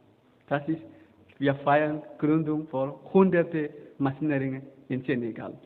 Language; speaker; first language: German; non-native, learner; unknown